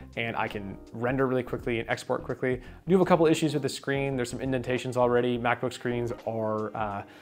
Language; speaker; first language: English; native; English